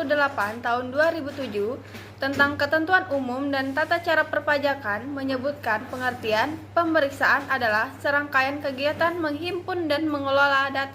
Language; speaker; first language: Indonesian; native; Indonesian